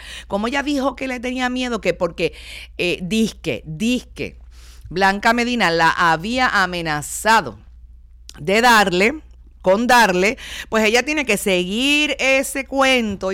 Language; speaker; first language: Spanish; native; Spanish